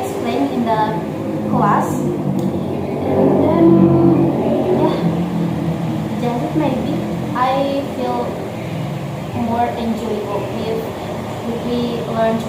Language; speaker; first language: English; non-native, fluent; Indonesian